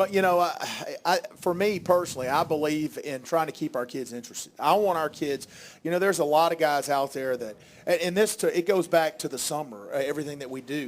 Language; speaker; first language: English; native; English